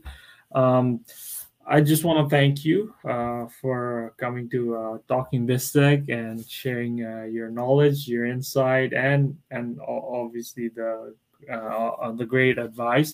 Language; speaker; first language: English; non-native, local second language; Bangla